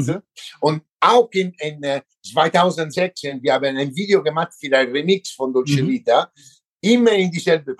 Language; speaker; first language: German; non-native, learner; Italian